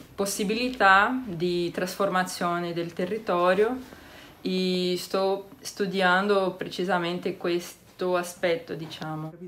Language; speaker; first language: Italian; non-native, fluent; Portuguese